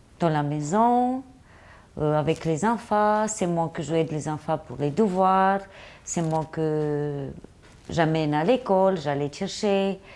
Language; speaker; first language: French; non-native, learner; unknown